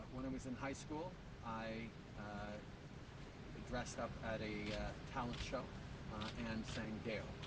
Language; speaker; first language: English; native; English